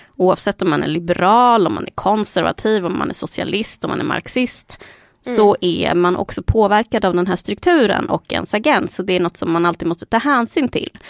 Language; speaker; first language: Swedish; early bilingual, other home language; Spanish